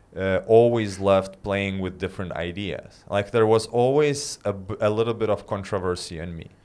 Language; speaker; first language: English; non-native, fluent; Lithuanian